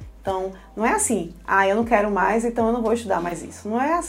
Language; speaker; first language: Portuguese; native; Portuguese